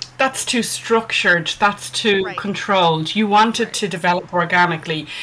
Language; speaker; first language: English; native; English